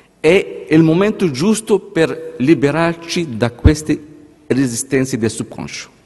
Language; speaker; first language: Italian; non-native, fluent; Arabic